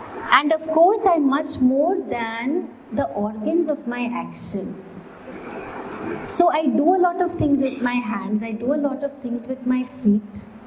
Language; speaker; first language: English; non-native, local second language; Tamil